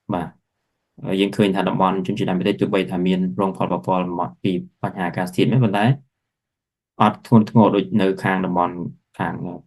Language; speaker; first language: Khmer; non-native, local second language; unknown